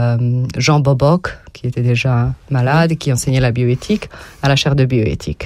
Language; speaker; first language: French; non-native, fluent; Serbian